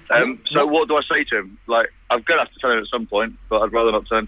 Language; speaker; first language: English; native; English